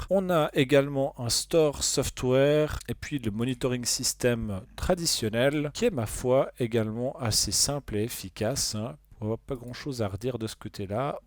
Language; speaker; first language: French; native; French